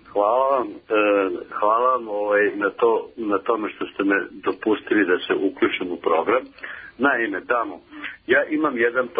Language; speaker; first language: Serbian; native; Serbian